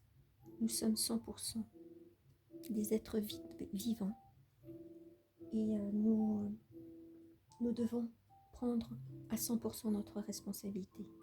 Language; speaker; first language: French; native; French